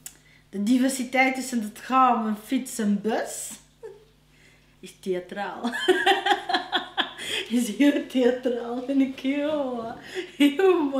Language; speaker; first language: Dutch; non-native, fluent; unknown